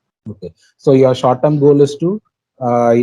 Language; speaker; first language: English; non-native, local second language; Tamil